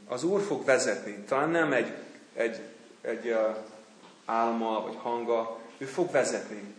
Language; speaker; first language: Hungarian; non-native, fluent; English